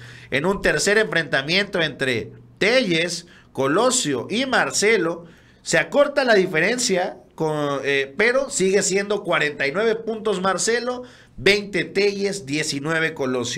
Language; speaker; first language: Spanish; native; Spanish